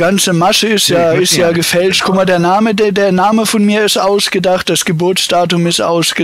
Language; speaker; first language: German; native; German